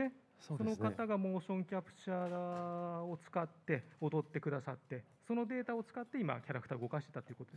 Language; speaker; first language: Japanese; native; Japanese